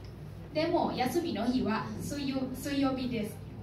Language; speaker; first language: Japanese; non-native, learner; Thai